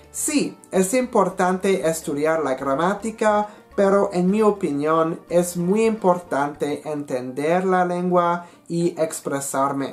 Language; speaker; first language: Spanish; non-native, learner; English